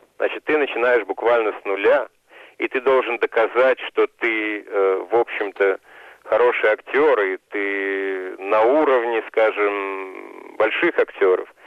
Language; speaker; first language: Russian; native; Russian